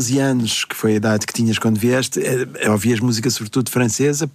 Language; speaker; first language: Portuguese; native; Portuguese